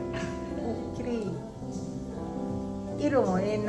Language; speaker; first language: Japanese; non-native, fluent; Filipino